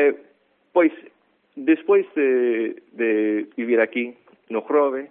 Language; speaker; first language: Galician; non-native, fluent; English